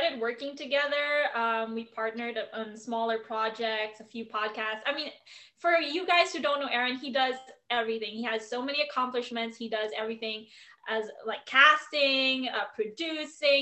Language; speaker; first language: English; non-native, local second language; Filipino